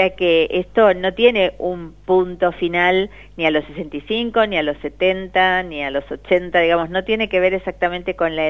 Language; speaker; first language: Spanish; native; Spanish